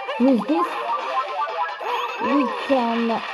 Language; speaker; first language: English; non-native, learner; Italian